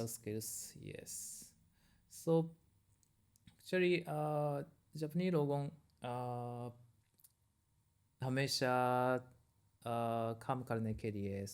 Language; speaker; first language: Hindi; non-native, learner; Japanese